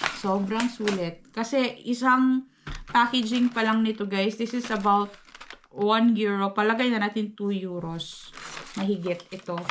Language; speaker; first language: Filipino; non-native, local second language; Cebuano